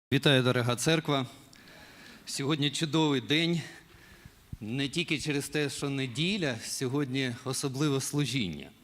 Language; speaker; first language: Ukrainian; native; Ukrainian